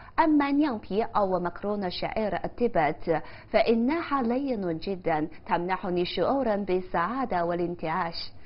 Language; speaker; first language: Arabic; non-native, fluent; Chinese